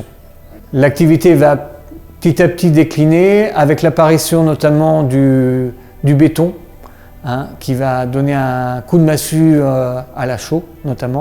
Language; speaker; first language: French; native; French